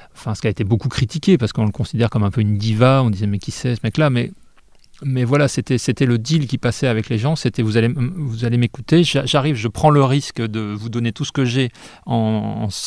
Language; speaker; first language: French; native; French